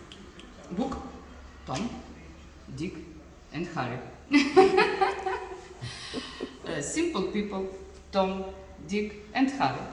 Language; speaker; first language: English; non-native, learner; Russian